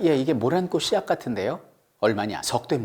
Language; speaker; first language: Korean; native; Korean